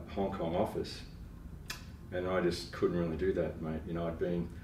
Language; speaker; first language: English; native; English